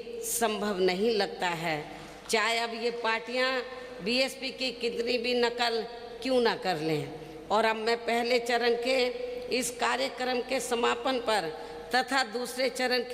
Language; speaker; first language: Hindi; native; Hindi